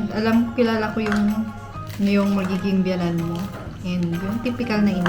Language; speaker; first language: Filipino; native; Filipino